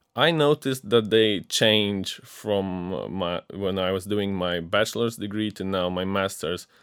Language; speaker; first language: English; non-native, fluent; Polish